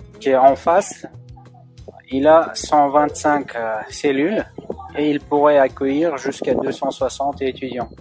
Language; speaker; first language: French; non-native, fluent; Uzbek